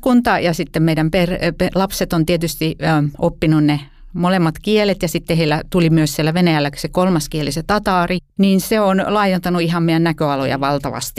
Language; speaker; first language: Finnish; native; Finnish